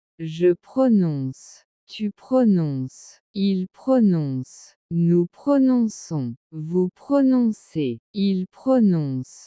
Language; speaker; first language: French; non-native, local second language; Arabic